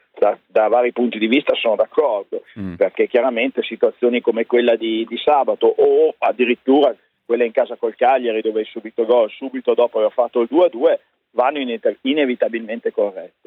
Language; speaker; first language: Italian; native; Italian